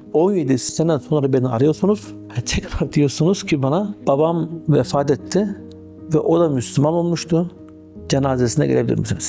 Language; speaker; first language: Turkish; early bilingual, heritage; Turkish